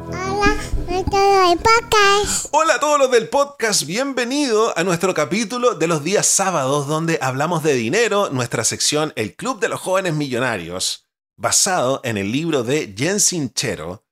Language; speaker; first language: Spanish; native; Spanish